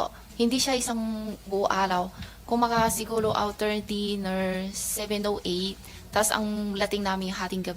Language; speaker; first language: Filipino; non-native, learner; Chinese